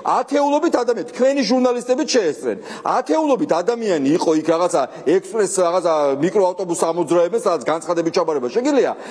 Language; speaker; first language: Georgian; native; Georgian